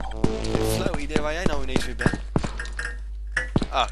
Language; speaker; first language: Dutch; native; Dutch